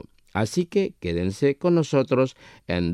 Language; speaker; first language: Spanish; non-native, fluent; Indonesian